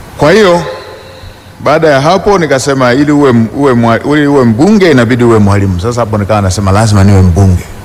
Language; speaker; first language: Swahili; non-native, local second language; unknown